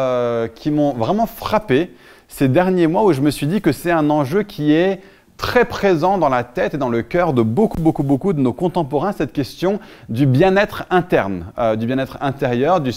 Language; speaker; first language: French; native; French